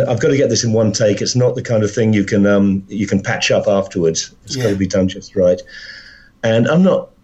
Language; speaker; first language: English; native; English